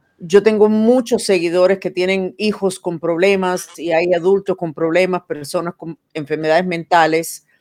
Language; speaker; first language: Spanish; non-native, fluent; English